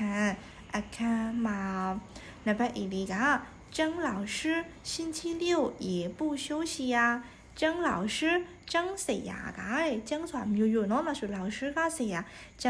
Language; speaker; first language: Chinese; non-native, fluent; Burmese